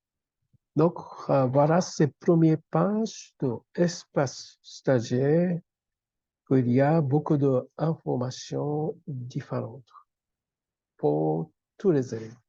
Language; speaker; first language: French; non-native, fluent; Japanese